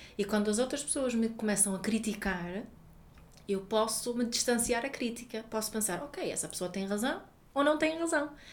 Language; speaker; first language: Portuguese; non-native, fluent; Swedish